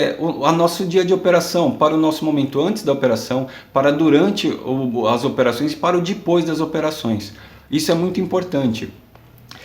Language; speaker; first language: Portuguese; native; Portuguese